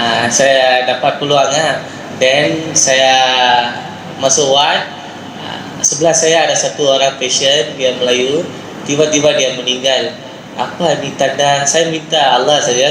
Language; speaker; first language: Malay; non-native, local second language; Tamil